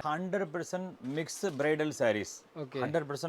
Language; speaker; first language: Malayalam; non-native, local second language; Tamil